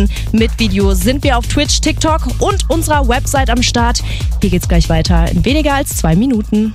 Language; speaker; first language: German; native; German